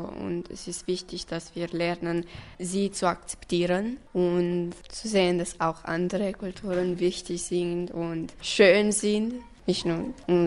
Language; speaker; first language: German; non-native, local second language; Romanian